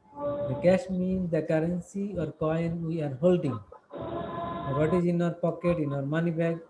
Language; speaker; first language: English; non-native, local second language; Bangla